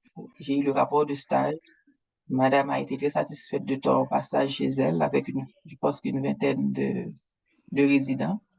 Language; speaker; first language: French; native; French